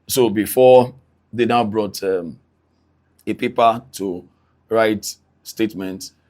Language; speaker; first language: English; non-native, local second language; Yoruba